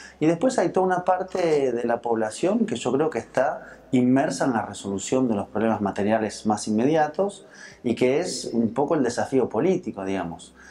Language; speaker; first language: Spanish; early bilingual, heritage; Spanish